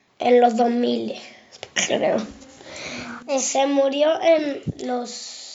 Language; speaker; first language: Spanish; early bilingual, other home language; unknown